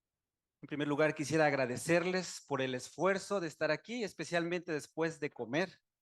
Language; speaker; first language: Spanish; native; Spanish